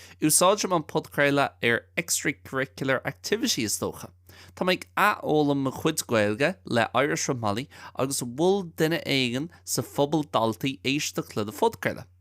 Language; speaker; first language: Irish; non-native, local second language; English